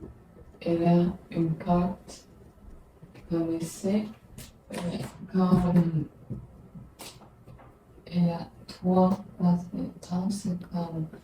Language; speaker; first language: French; non-native, learner; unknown